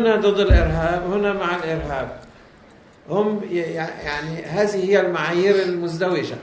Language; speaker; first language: Arabic; native; Arabic